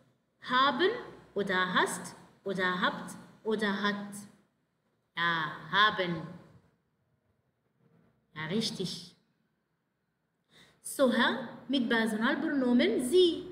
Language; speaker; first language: German; non-native, fluent; Arabic